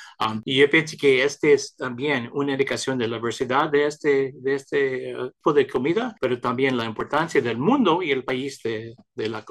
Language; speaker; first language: Spanish; early bilingual, heritage; Spanish